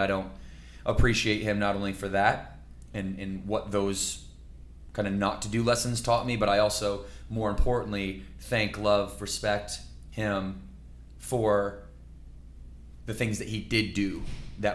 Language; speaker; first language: English; native; English